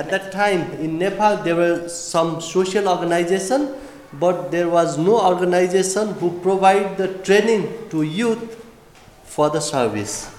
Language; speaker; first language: English; non-native, fluent; Nepali